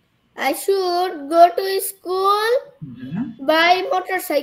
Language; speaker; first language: English; non-native, learner; Bangla